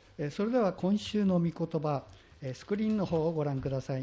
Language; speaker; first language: Japanese; native; Japanese